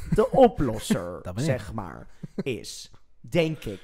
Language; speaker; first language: Dutch; non-native, fluent; English